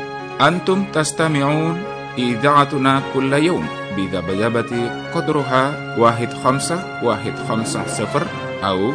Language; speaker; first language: Arabic; non-native, fluent; Indonesian